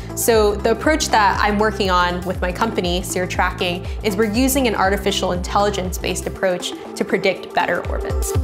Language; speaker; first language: English; native; English